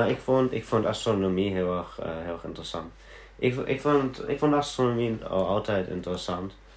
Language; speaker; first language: Dutch; early bilingual, heritage; Dutch